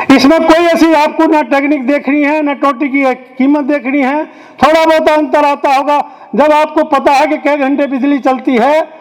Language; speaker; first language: Hindi; native; Hindi